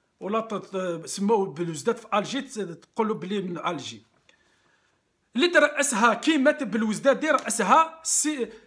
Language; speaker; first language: Arabic; non-native, local second language; Kabyle